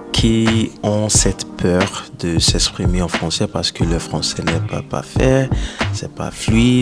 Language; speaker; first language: French; non-native, fluent; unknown